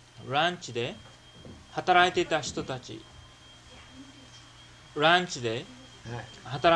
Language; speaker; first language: Japanese; early bilingual, heritage; Japanese